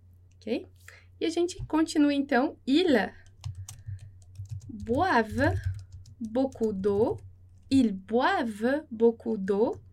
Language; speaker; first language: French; non-native, fluent; Portuguese